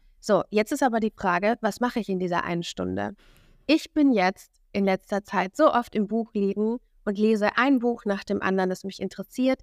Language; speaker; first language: German; native; German